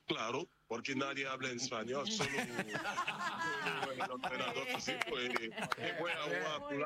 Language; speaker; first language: Spanish; non-native, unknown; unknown